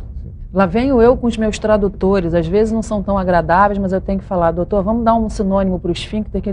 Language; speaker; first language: Portuguese; native; Portuguese